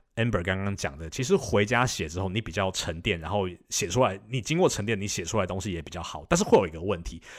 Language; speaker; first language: Chinese; native; Chinese